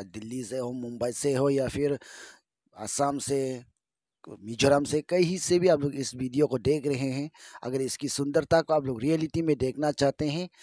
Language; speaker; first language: Hindi; non-native, local second language; Adi